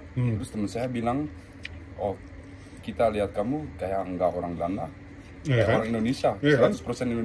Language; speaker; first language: Indonesian; early bilingual, heritage; Dutch